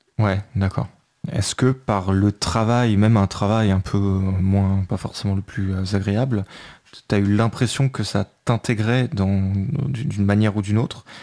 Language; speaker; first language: French; native; French